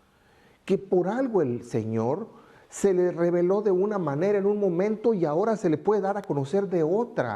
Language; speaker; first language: Spanish; native; Spanish